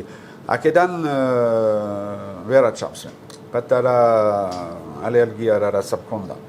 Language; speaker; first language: Georgian; non-native, learner; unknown